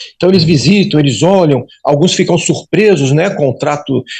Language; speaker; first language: Portuguese; native; Portuguese